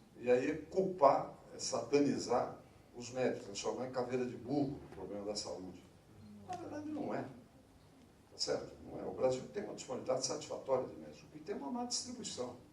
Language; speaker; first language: Portuguese; native; Portuguese